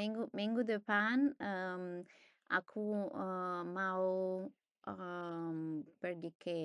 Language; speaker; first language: Indonesian; non-native, learner; English